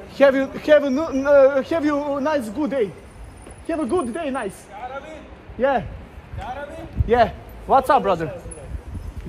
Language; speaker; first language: English; non-native, learner; Serbian